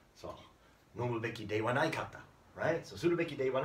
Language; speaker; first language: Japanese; non-native, learner; English